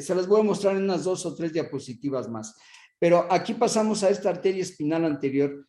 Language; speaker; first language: Spanish; native; Spanish